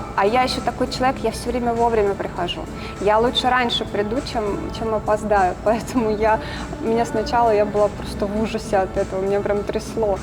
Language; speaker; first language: Russian; native; Russian